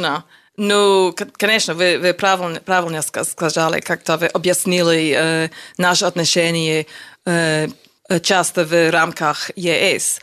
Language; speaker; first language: Russian; non-native, learner; English